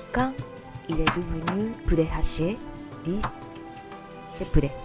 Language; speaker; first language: French; non-native, learner; Japanese